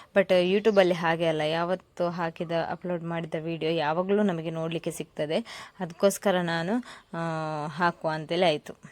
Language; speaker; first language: Kannada; native; Kannada